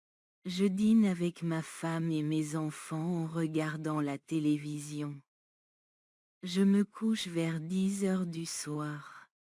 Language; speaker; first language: French; non-native, learner; Bangla